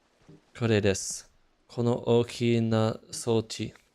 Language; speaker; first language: Japanese; non-native, fluent; English